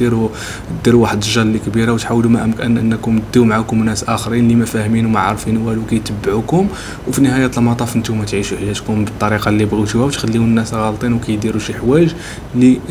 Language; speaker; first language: Arabic; native; Arabic